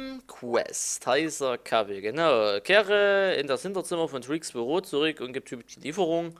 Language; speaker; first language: German; native; German